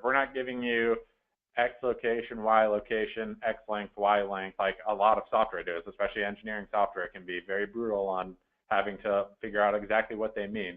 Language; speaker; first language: English; native; English